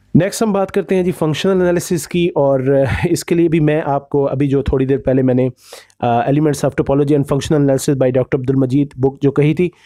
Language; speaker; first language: Urdu; native; Urdu